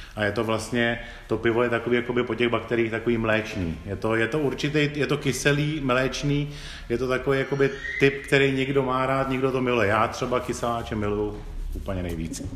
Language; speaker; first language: Czech; early bilingual, other home language; Greek